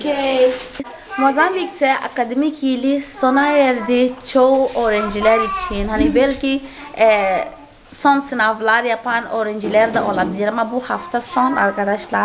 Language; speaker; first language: Turkish; non-native, fluent; Portuguese